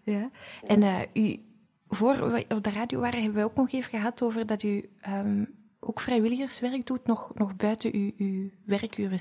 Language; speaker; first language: Dutch; native; Dutch